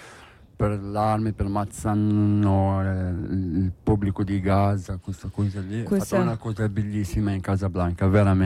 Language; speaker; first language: Italian; non-native, learner; Arabic